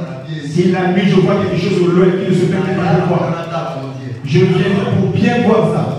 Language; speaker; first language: French; non-native, local second language; Lingala